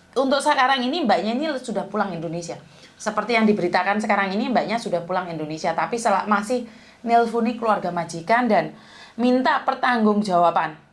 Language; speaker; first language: Indonesian; non-native, local second language; Javanese